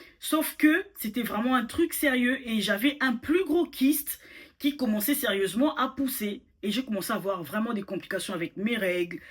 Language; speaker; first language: French; non-native, local second language; Lingala